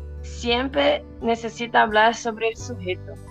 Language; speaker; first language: Spanish; non-native, fluent; Portuguese